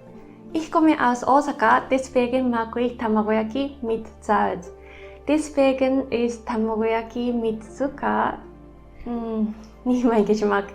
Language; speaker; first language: German; non-native, fluent; Japanese